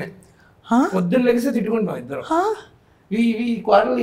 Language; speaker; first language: Telugu; native; Telugu